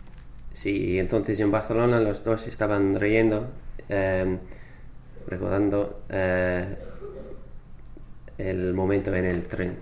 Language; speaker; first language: Spanish; non-native, fluent; English